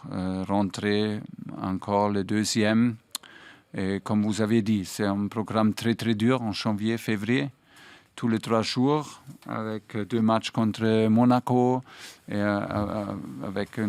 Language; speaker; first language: French; non-native, fluent; German